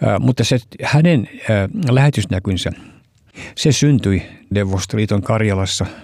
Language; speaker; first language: Finnish; early bilingual, heritage; Finnish